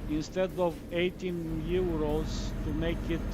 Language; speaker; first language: English; non-native, fluent; Romanian